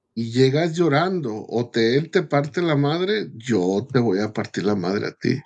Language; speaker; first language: Spanish; early bilingual, heritage; Spanish